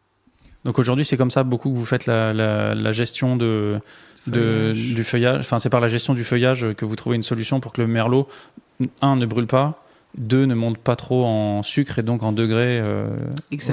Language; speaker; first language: French; native; French